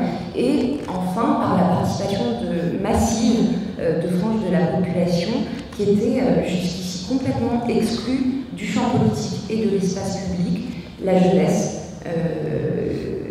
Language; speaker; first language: French; native; French